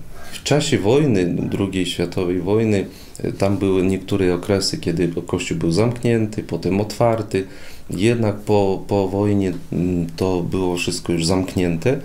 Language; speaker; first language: Polish; non-native, fluent; Russian